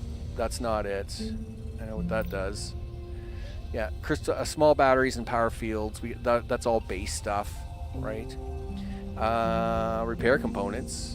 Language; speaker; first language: English; native; English